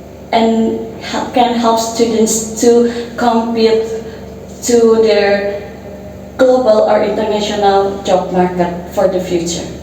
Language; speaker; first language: English; non-native, learner; Indonesian